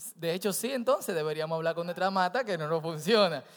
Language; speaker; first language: Spanish; native; Spanish